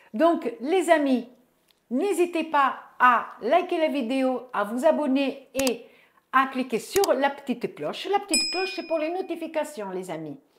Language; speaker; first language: French; early bilingual, other home language; Portuguese